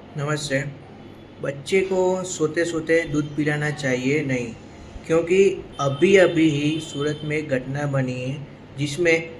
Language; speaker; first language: Hindi; non-native, local second language; Gujarati